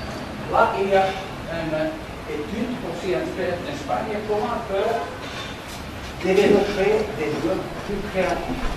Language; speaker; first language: French; non-native, learner; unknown